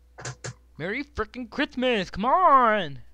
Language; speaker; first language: English; native; English